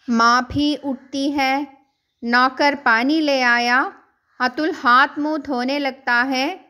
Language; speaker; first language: Hindi; non-native, local second language; Malayalam